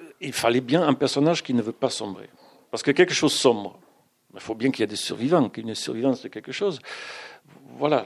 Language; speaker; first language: French; non-native, fluent; German